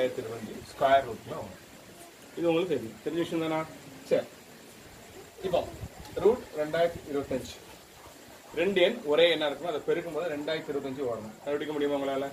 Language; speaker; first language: Tamil; native; Tamil